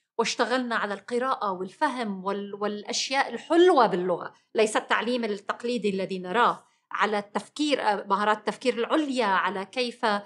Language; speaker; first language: Arabic; native; Arabic